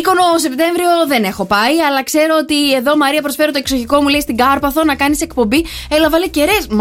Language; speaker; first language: Greek; native; Greek